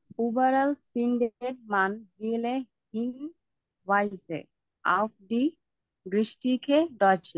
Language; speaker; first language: German; non-native, learner; Bangla